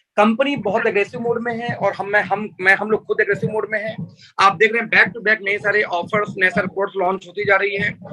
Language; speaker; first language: Hindi; native; Hindi